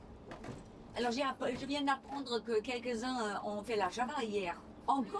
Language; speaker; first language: French; non-native, fluent; English